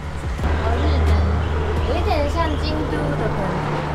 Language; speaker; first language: Chinese; non-native, fluent; Japanese